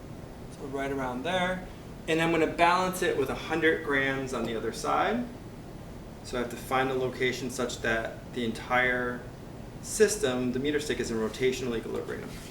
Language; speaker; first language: English; native; English